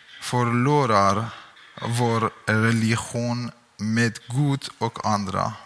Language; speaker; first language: Swedish; non-native, learner; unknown